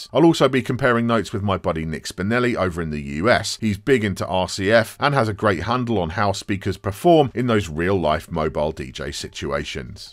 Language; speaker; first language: English; native; English